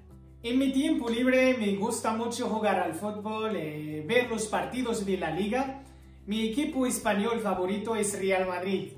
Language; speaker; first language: Spanish; non-native, fluent; Arabic